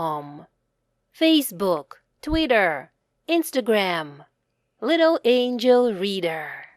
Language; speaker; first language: English; non-native, fluent; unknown